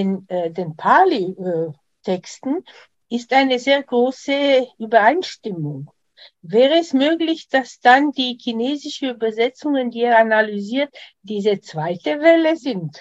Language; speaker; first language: German; non-native, fluent; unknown